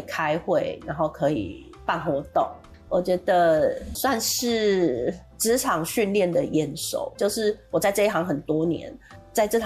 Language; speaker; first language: Chinese; non-native, local second language; Min Nan Chinese